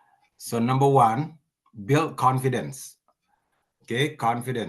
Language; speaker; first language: English; non-native, fluent; Indonesian